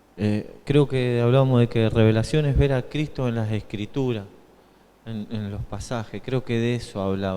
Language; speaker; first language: Spanish; native; Spanish